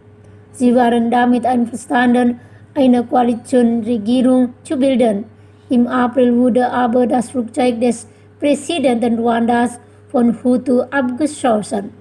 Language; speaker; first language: German; non-native, fluent; Indonesian